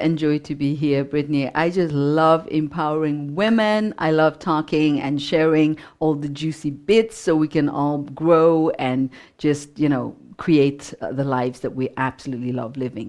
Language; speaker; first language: English; non-native, local second language; Shona